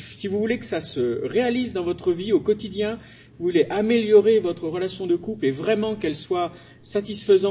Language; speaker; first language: French; native; French